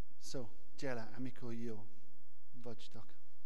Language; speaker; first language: Hungarian; non-native, learner; English